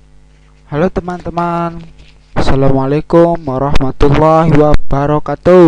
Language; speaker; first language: Indonesian; native; Indonesian